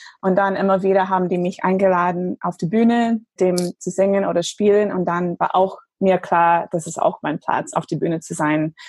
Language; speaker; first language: German; non-native, fluent; English